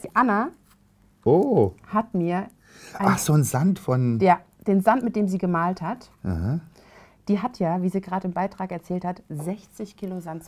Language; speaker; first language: German; native; German